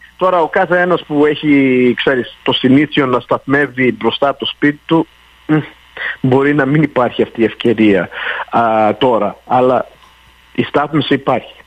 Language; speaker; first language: Greek; early bilingual, heritage; Greek